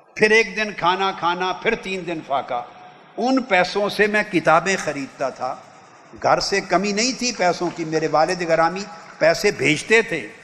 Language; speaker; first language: Urdu; non-native, local second language; Punjabi